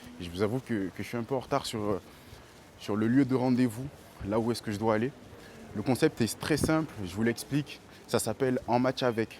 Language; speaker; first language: French; native; French